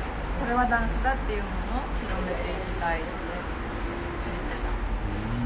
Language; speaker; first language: Japanese; native; Japanese